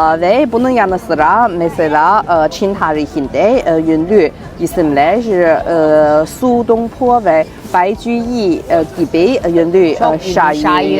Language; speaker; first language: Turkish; non-native, fluent; Chinese